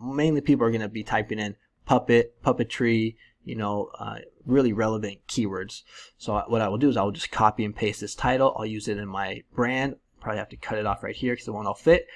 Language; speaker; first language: English; native; English